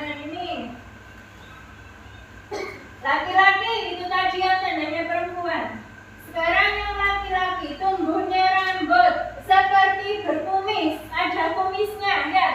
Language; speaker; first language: Indonesian; native; Indonesian